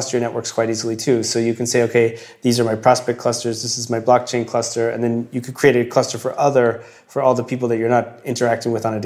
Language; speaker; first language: English; native; English